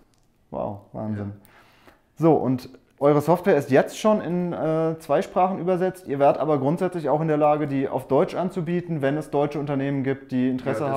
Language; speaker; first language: German; native; German